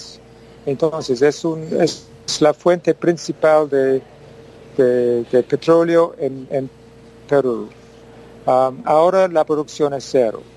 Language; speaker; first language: Spanish; non-native, fluent; English